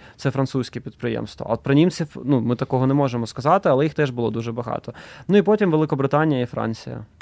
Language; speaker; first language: Ukrainian; native; Ukrainian